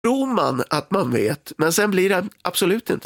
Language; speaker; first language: Swedish; native; Swedish